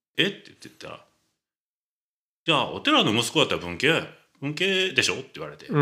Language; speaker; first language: Japanese; native; Japanese